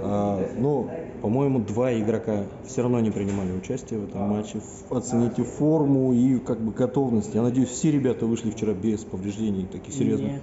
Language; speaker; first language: Russian; native; Russian